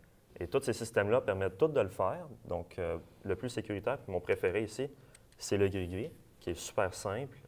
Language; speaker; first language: French; native; French